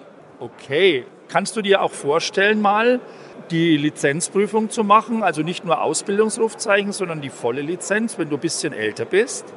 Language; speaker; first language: German; native; German